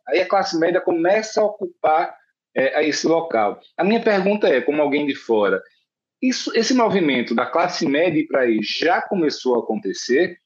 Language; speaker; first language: Portuguese; native; Portuguese